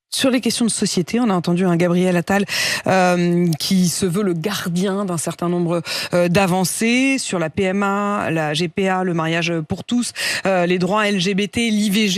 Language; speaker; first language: French; native; French